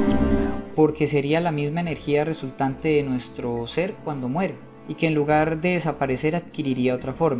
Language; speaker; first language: Spanish; native; Spanish